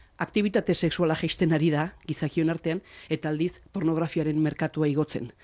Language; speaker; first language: Basque; native; Basque